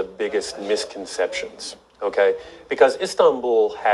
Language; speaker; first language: English; native; English